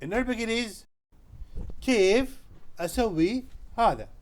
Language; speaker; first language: Arabic; non-native, fluent; Urdu